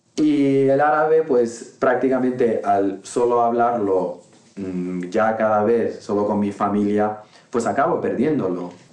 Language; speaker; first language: Spanish; non-native, local second language; Arabic